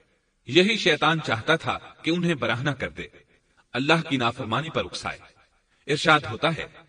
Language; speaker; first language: Urdu; native; Urdu